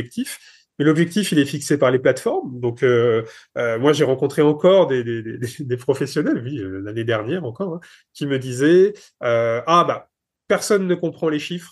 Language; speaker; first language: French; native; French